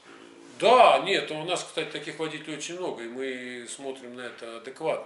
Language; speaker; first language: Russian; native; Russian